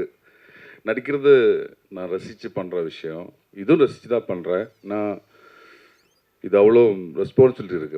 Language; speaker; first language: Tamil; non-native, learner; Malayalam